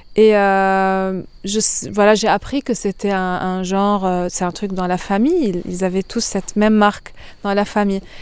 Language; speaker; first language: French; non-native, local second language; Arabic